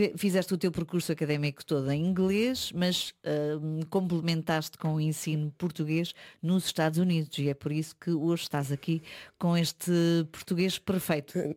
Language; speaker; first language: Portuguese; early bilingual, heritage; Portuguese